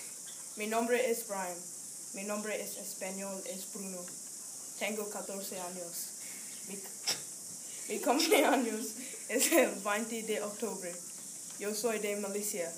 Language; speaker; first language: Spanish; non-native, learner; English